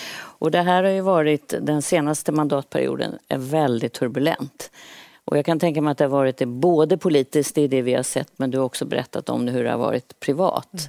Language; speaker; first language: Swedish; native; Swedish